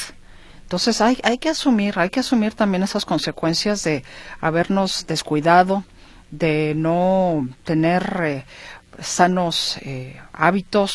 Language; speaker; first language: Spanish; native; Spanish